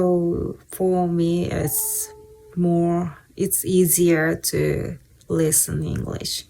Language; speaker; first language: English; non-native, fluent; Japanese